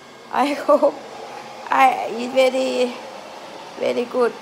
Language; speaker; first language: English; non-native, learner; Thai